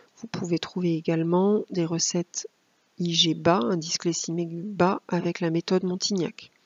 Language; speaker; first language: French; native; French